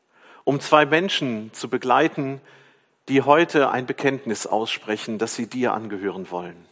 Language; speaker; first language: German; native; German